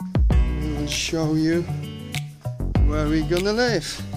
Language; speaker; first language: English; non-native, fluent; Polish